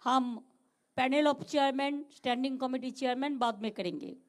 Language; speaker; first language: Hindi; non-native, local second language; Bangla